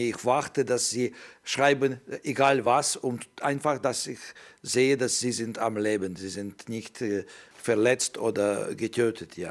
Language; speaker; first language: German; non-native, learner; Ukrainian